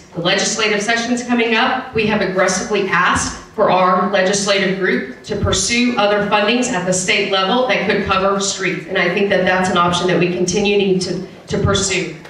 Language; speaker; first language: English; native; English